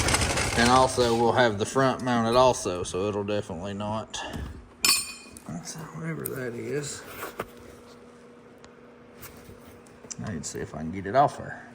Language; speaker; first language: English; native; English